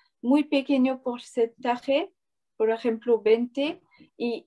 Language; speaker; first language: Spanish; non-native, fluent; French